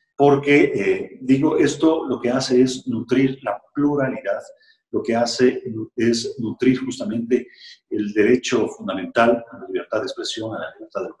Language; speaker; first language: Spanish; native; Spanish